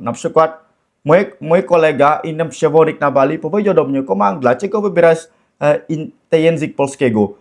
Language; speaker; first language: Polish; non-native, learner; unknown